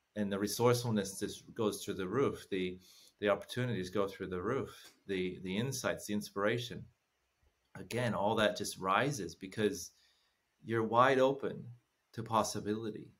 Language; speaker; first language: English; native; English